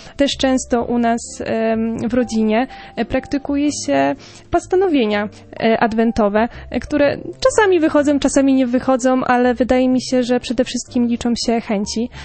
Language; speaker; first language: Polish; native; Polish